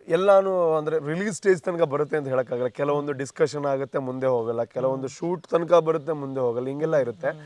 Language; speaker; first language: Kannada; non-native, local second language; Tulu